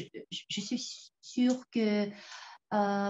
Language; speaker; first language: French; non-native, fluent; Tuvinian